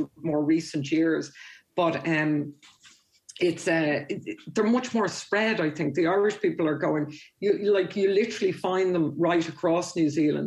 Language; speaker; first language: English; native; English